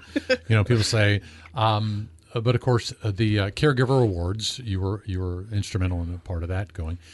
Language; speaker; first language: English; native; English